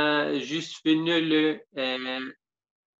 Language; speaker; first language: French; non-native, learner; Kurdish